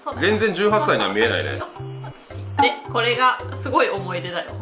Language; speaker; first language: Japanese; non-native, fluent; German